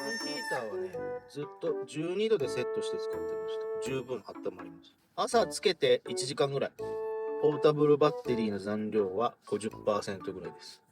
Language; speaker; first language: Japanese; native; Japanese